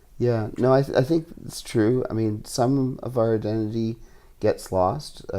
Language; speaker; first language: English; native; English